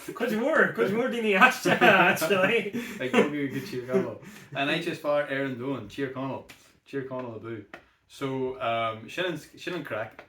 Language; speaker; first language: Irish; native; Irish